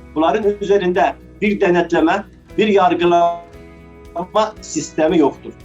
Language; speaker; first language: Turkish; early bilingual, heritage; Arabic